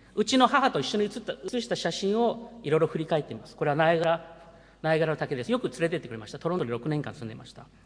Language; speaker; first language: Japanese; early bilingual, heritage; Japanese